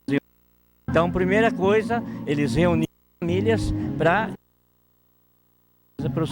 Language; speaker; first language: Portuguese; early bilingual, other home language; Japanese